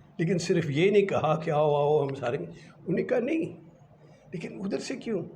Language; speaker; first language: Urdu; native; Urdu